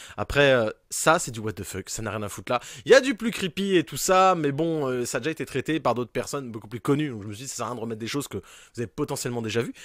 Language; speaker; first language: French; native; French